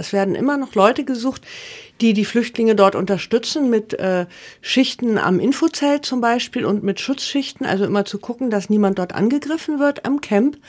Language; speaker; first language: German; native; German